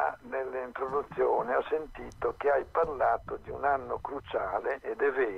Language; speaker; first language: Italian; native; Italian